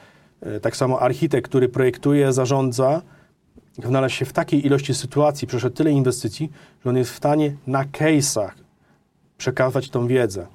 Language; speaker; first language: Polish; native; Polish